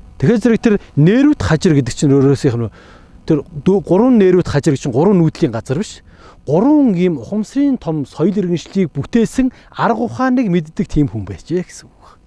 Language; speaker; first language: Mongolian; native; Mongolian